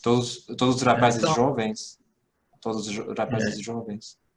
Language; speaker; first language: Portuguese; non-native, fluent; Hungarian